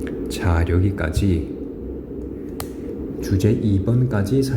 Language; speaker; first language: Korean; native; Korean